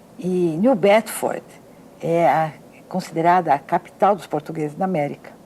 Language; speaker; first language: Portuguese; native; Portuguese